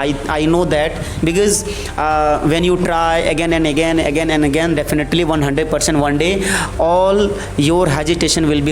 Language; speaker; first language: English; non-native, local second language; Hindi